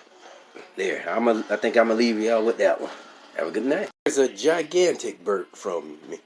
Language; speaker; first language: English; native; English